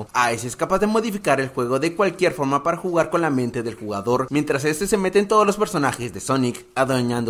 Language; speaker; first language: Spanish; native; Spanish